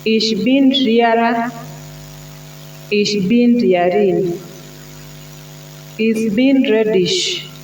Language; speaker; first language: German; non-native, learner; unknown